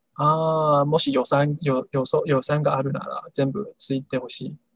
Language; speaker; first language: Japanese; non-native, learner; Chinese